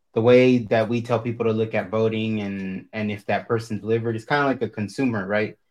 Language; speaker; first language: English; early bilingual, other home language; Spanish